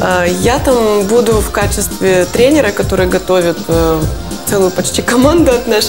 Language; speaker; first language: Russian; native; Russian